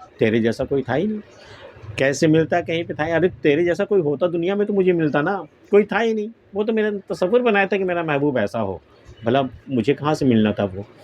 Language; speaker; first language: Urdu; native; Urdu